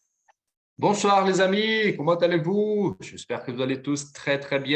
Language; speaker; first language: French; non-native, fluent; Portuguese